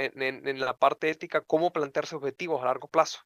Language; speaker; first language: Spanish; native; Spanish